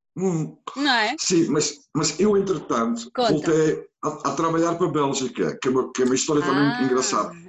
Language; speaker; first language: Portuguese; non-native, fluent; Dutch